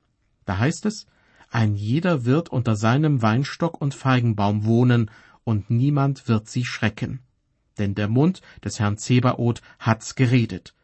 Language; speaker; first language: German; native; German